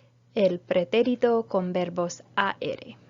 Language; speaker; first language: Spanish; non-native, fluent; English